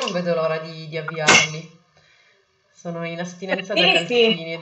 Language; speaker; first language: Italian; native; Italian